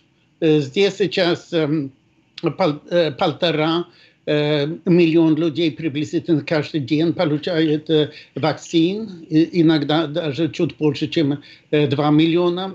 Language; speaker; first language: Russian; non-native, fluent; Swedish